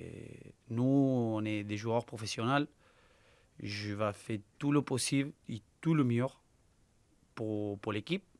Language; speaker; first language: French; non-native, learner; Spanish